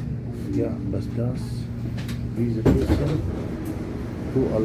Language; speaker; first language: German; non-native, learner; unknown